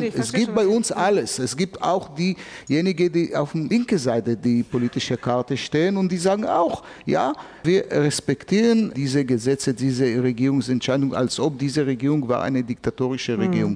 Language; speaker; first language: German; non-native, fluent; Hebrew